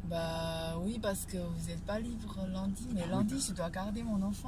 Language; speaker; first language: French; non-native, learner; Chinese